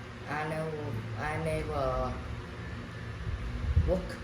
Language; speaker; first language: English; non-native, learner; Vietnamese